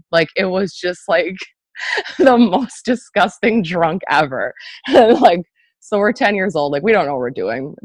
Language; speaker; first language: English; native; English